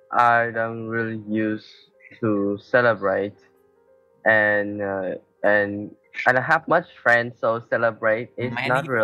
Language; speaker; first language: English; non-native, learner; Vietnamese